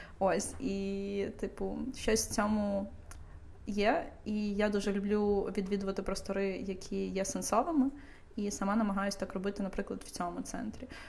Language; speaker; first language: Ukrainian; non-native, local second language; Russian